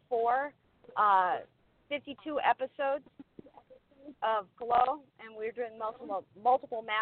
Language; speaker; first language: English; native; English